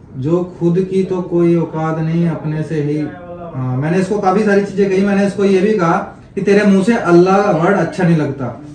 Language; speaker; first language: Hindi; native; Hindi